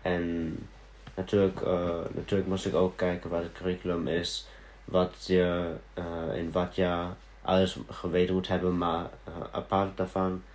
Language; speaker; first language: Dutch; early bilingual, heritage; Dutch